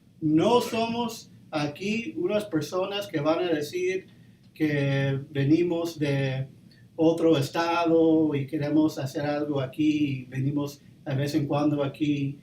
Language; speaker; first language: Spanish; early bilingual, heritage; Spanish